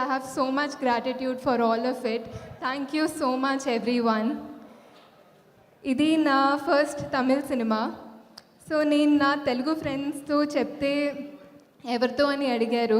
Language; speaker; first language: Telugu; non-native, fluent; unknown